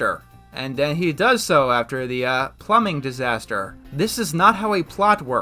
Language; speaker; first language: English; native; English